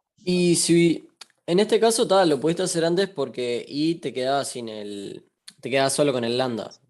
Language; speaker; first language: Spanish; native; Spanish